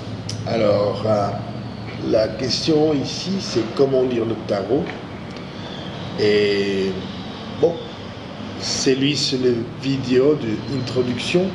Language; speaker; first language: French; non-native, fluent; English